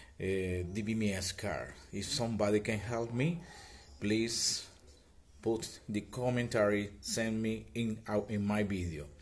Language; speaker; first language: English; non-native, learner; Spanish